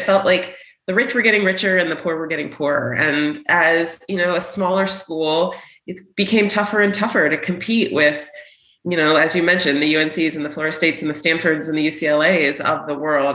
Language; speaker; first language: English; native; English